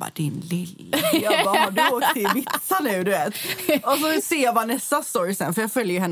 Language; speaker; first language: Swedish; native; Swedish